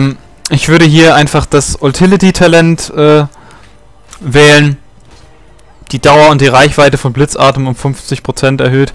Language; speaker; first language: German; native; German